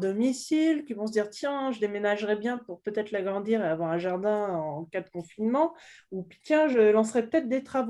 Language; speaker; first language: French; native; French